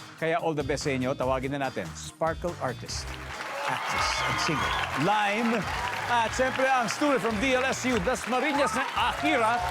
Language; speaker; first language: Filipino; native; Filipino